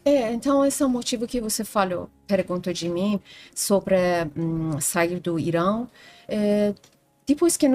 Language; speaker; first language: Portuguese; non-native, learner; Persian